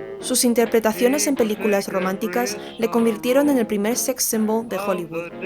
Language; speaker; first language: Spanish; early bilingual, other home language; Chinese